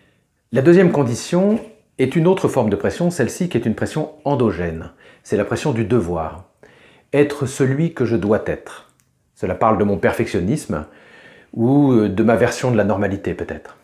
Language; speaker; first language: French; native; French